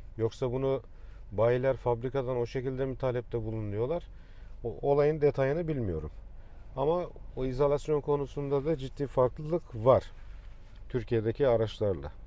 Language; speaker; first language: Turkish; native; Turkish